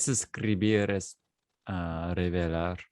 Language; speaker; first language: Spanish; non-native, fluent; English